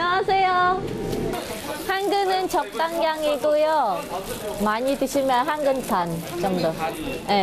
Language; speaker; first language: Korean; non-native, fluent; Khmer